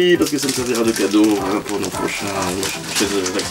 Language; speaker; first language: French; native; French